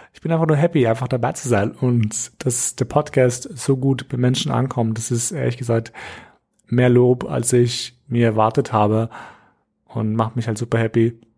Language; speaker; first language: German; early bilingual, other home language; Albanian